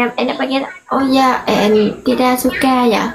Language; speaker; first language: Indonesian; non-native, learner; Vietnamese